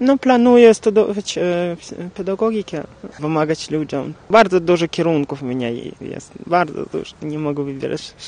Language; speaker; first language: Polish; non-native, learner; Russian